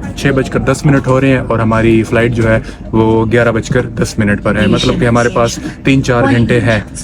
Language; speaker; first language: Urdu; non-native, local second language; Punjabi